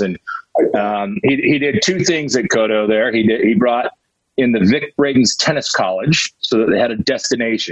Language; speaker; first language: English; native; English